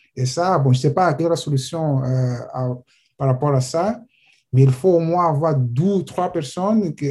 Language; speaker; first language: French; non-native, fluent; Portuguese